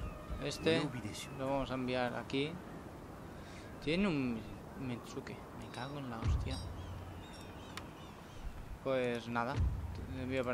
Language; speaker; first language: Spanish; native; Spanish